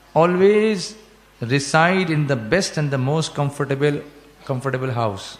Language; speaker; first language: English; non-native, local second language; Urdu